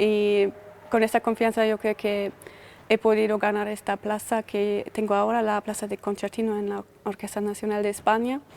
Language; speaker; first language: Spanish; non-native, fluent; German